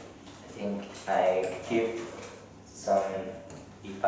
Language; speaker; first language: English; non-native, learner; Vietnamese